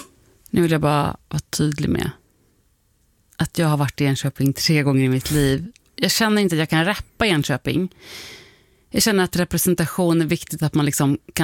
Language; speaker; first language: Swedish; native; Swedish